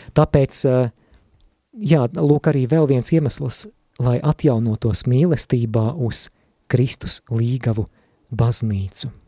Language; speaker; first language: Latvian; native; Latvian